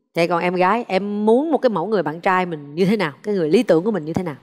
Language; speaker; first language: Vietnamese; native; Vietnamese